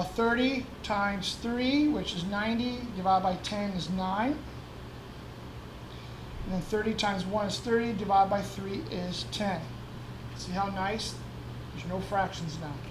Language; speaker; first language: English; native; English